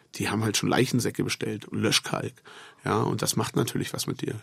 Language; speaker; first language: German; native; German